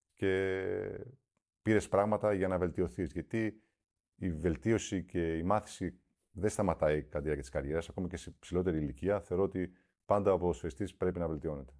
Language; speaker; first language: Greek; early bilingual, heritage; Greek